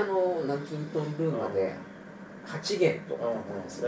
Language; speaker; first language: Japanese; native; Japanese